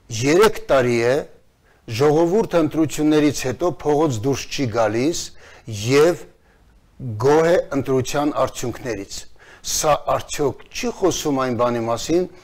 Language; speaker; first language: Armenian; native; Armenian